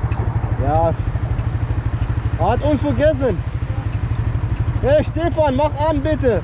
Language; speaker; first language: German; non-native, learner; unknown